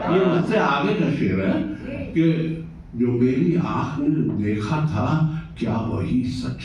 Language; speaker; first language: Hindi; native; Hindi